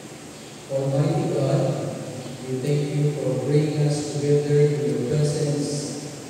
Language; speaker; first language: English; non-native, local second language; Filipino